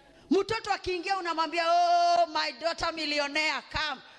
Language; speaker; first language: English; non-native, local second language; Swahili